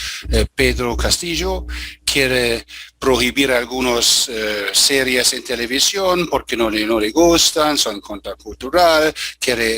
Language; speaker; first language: Spanish; non-native, fluent; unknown